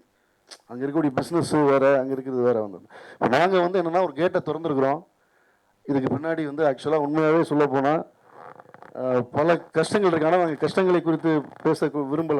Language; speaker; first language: Tamil; native; Tamil